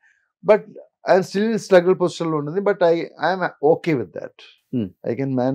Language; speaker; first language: Telugu; non-native, local second language; Malayalam